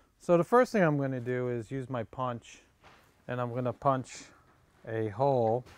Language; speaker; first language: English; native; English